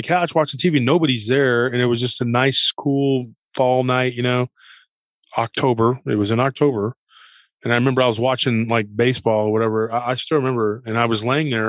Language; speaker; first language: English; native; English